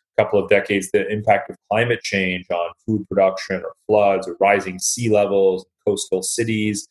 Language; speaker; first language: English; native; English